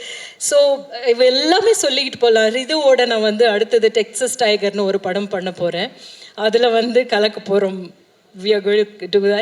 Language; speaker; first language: Tamil; native; Tamil